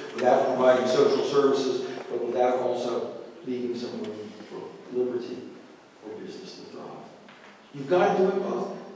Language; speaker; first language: English; native; English